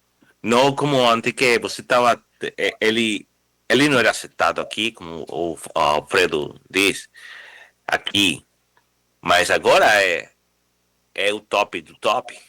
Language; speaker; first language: Portuguese; non-native, fluent; Spanish